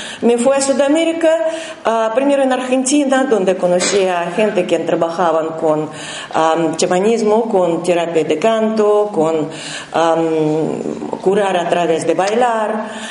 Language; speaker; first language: Spanish; non-native, learner; Russian